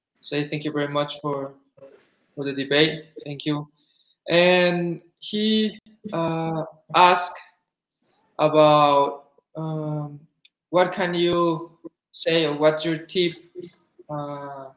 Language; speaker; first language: English; non-native, fluent; Spanish